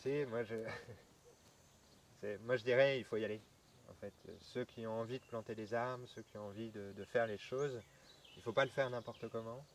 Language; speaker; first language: French; native; French